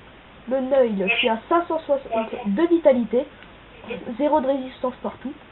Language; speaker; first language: French; native; French